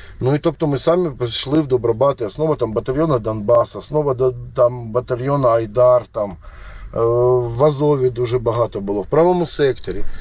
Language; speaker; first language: Ukrainian; non-native, local second language; Russian